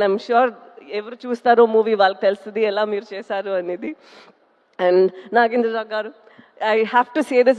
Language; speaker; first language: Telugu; non-native, local second language; Tamil